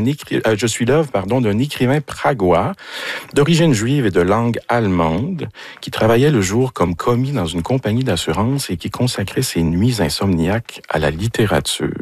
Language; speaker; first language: French; native; French